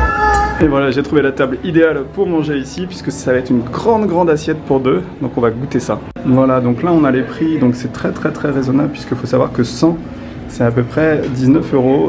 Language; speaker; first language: French; native; French